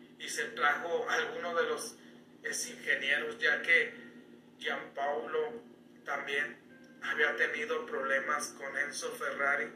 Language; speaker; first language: Spanish; native; Spanish